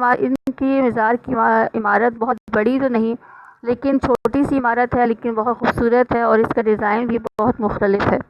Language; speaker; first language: Urdu; native; Urdu